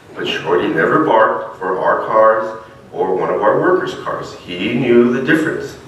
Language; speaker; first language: English; native; English